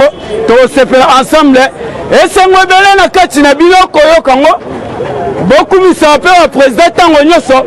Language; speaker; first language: Lingala; native; Lingala